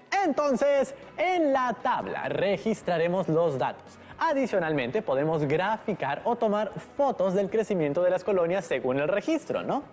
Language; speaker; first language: Spanish; native; Spanish